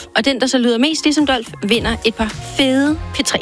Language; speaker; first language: Danish; native; Danish